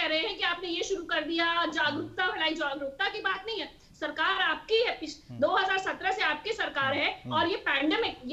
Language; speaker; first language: Hindi; native; Hindi